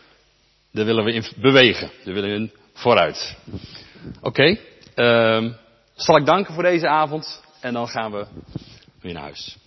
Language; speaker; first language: Dutch; native; Dutch